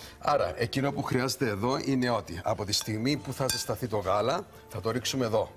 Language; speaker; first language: Greek; native; Greek